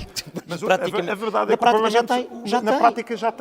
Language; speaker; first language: Portuguese; native; Portuguese